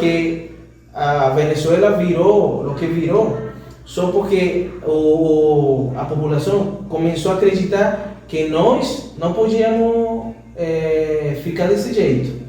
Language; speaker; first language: Portuguese; non-native, fluent; Spanish